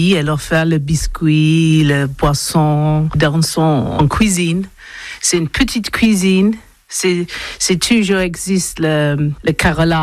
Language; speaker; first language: French; non-native, learner; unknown